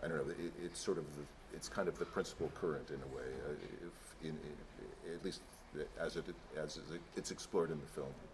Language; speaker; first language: English; native; English